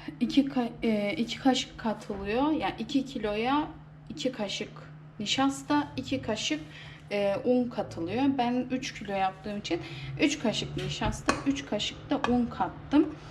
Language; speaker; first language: Turkish; native; Turkish